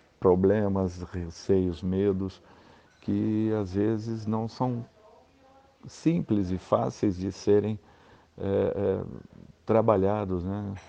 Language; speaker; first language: Portuguese; native; Portuguese